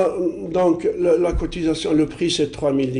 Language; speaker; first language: French; non-native, local second language; Arabic